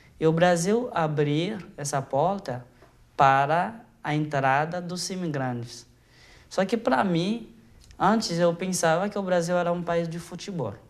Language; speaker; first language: Portuguese; non-native, fluent; Haitian Creole